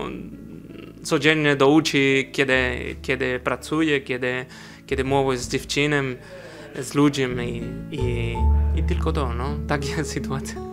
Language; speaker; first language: Polish; non-native, learner; Spanish